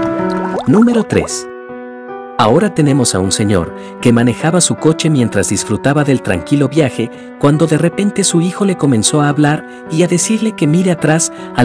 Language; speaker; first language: Spanish; native; Spanish